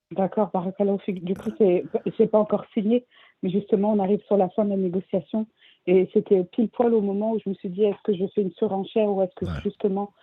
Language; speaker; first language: French; native; French